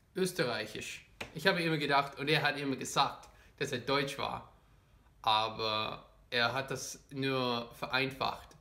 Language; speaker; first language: German; non-native, fluent; English